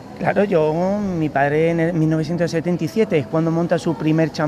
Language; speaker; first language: Spanish; native; Spanish